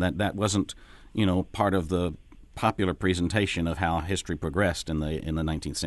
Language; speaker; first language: English; native; English